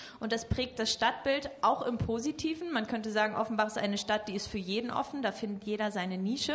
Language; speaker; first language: German; native; German